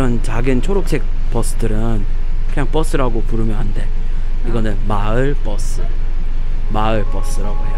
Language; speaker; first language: Korean; non-native, fluent; English